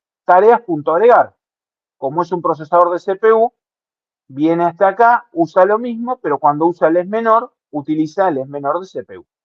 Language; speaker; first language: Spanish; native; Spanish